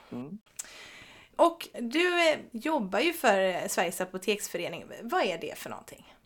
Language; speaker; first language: Swedish; native; Swedish